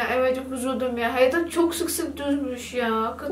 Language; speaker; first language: Turkish; non-native, learner; Indonesian